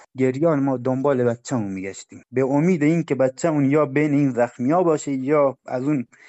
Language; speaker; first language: Persian; non-native, local second language; Baluchi